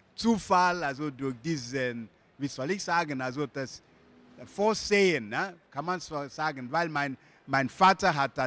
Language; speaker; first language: German; non-native, fluent; Igbo